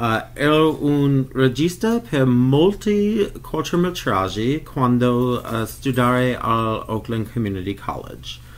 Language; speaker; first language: Italian; non-native, learner; English